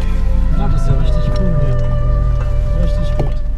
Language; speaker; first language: German; native; German